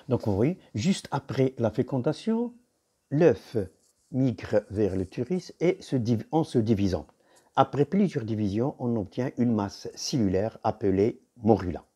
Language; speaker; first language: French; non-native, local second language; Arabic